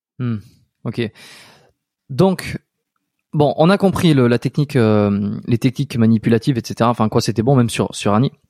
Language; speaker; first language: French; native; French